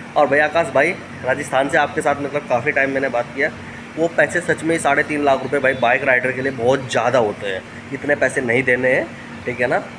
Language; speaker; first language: Hindi; native; Hindi